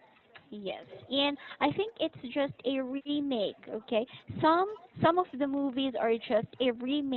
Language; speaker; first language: English; non-native, local second language; Filipino